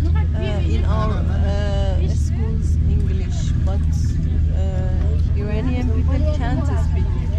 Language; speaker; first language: English; non-native, learner; Persian